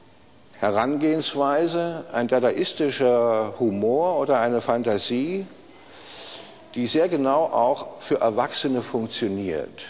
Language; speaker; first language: German; native; German